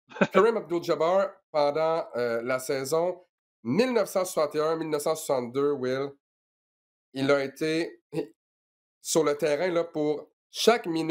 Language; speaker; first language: French; native; French